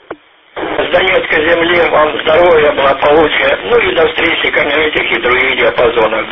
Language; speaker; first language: Russian; native; Russian